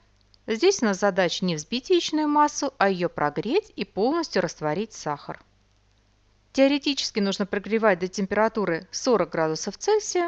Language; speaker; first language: Russian; native; Russian